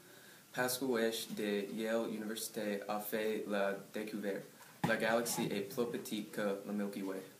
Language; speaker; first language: French; non-native, learner; English